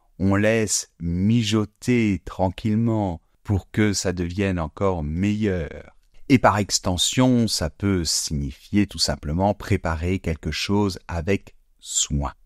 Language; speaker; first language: French; native; French